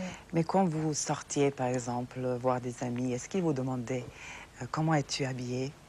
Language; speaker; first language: French; non-native, fluent; Serbian